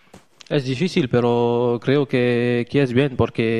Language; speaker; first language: Spanish; non-native, learner; French